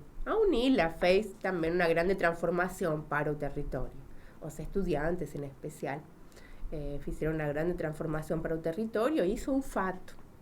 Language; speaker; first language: Portuguese; non-native, fluent; Spanish